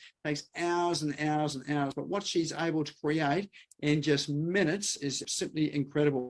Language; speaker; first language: English; native; English